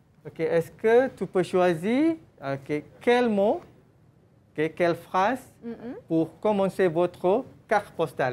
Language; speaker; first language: French; non-native, fluent; Malay